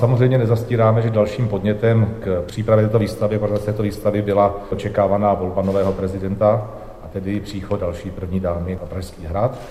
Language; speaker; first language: Czech; native; Czech